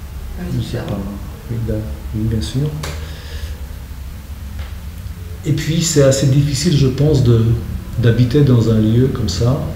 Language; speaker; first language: French; non-native, fluent; Polish